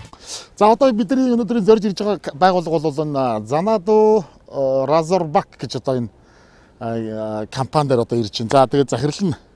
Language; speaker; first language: Mongolian; native; Mongolian